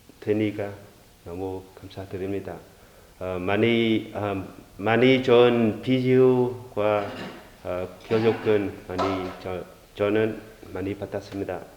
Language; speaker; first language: Korean; non-native, learner; Vietnamese